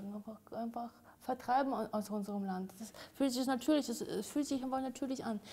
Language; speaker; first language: German; non-native, fluent; Russian